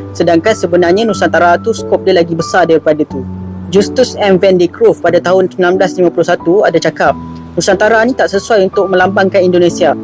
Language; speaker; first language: Malay; native; Malay